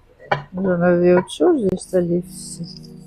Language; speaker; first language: French; non-native, fluent; Greek